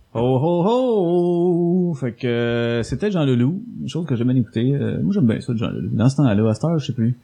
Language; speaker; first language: French; native; French